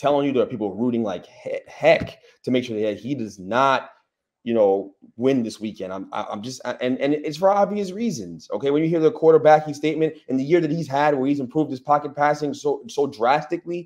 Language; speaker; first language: English; native; English